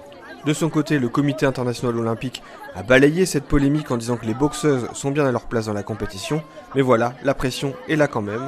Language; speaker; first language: French; native; French